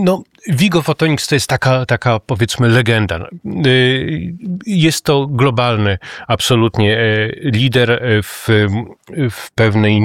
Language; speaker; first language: Polish; native; Polish